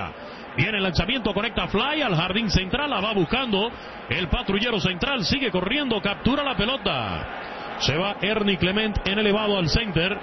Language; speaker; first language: Spanish; native; Spanish